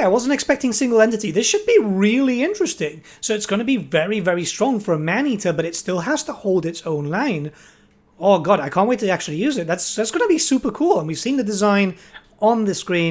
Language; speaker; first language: English; native; English